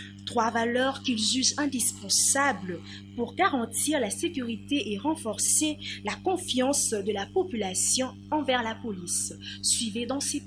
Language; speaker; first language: French; native; French